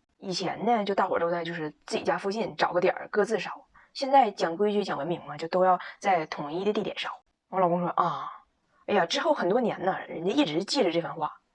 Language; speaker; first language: Chinese; native; Chinese